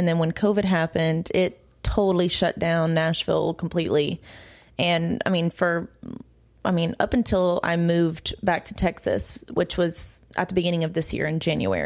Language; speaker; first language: English; native; English